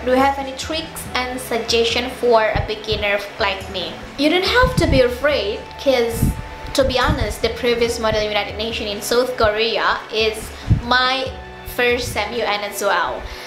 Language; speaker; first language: English; non-native, fluent; Indonesian